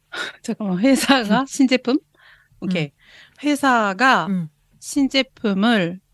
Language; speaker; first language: Korean; non-native, learner; Japanese